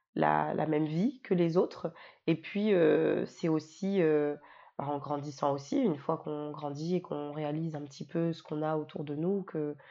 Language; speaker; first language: French; native; French